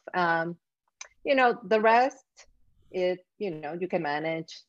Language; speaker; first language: English; non-native, fluent; Spanish